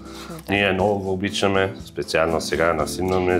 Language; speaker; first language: Bulgarian; non-native, learner; German